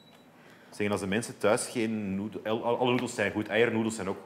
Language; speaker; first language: Dutch; native; Dutch